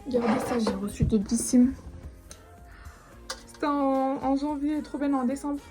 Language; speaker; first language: French; native; French